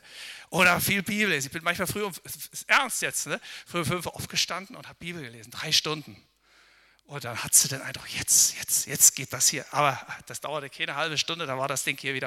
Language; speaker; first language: German; native; German